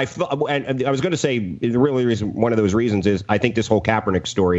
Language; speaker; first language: English; native; English